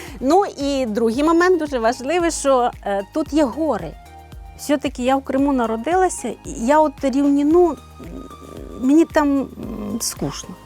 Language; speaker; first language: Ukrainian; non-native, local second language; Russian